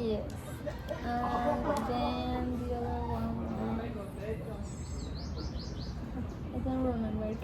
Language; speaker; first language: English; non-native, learner; Spanish